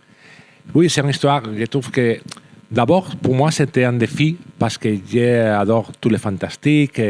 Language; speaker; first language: French; non-native, learner; Spanish